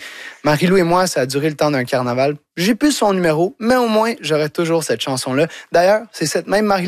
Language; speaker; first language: French; native; French